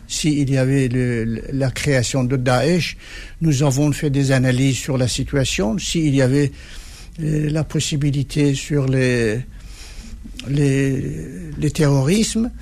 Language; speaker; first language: French; non-native, fluent; Persian